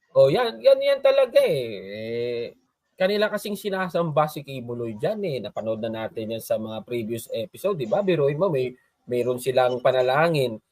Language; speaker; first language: Filipino; native; Filipino